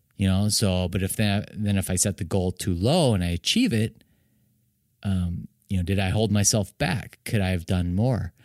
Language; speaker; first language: English; native; English